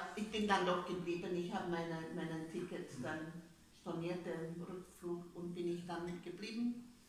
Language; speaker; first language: German; non-native, fluent; English